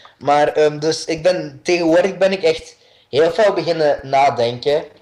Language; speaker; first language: Dutch; native; Dutch